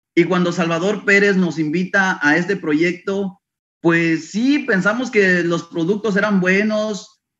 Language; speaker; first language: Spanish; native; Spanish